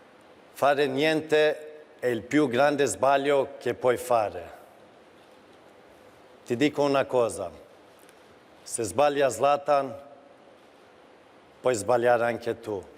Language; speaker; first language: Italian; non-native, fluent; Swedish